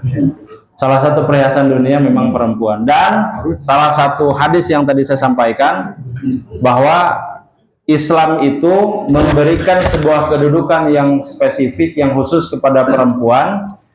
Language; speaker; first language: Indonesian; non-native, local second language; Sundanese